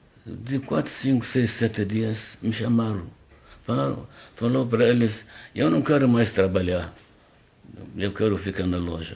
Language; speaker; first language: Portuguese; non-native, learner; Arabic